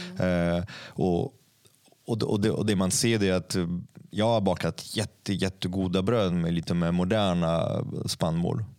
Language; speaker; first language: Swedish; non-native, fluent; French